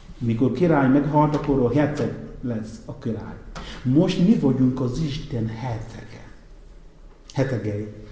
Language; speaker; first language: Hungarian; non-native, fluent; Igbo